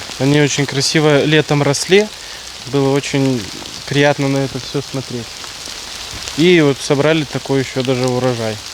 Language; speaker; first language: Russian; native; Russian